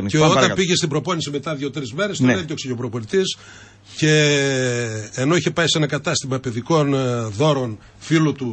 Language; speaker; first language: Greek; native; Greek